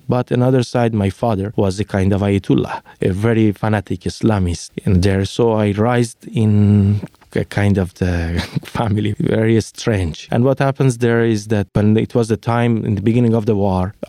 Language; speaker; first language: English; non-native, fluent; Persian